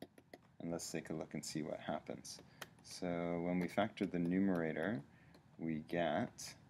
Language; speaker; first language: English; native; English